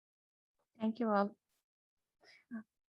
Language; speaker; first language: English; non-native, learner; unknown